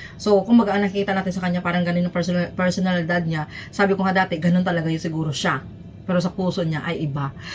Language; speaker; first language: Filipino; native; Filipino